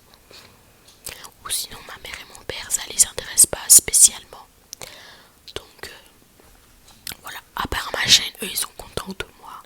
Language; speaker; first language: French; native; French